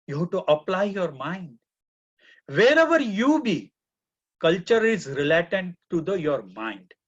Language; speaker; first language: English; non-native, local second language; Gujarati